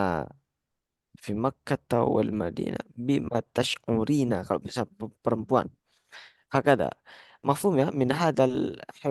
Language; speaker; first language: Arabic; non-native, fluent; Indonesian